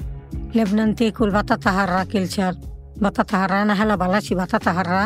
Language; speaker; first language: Arabic; non-native, learner; Bangla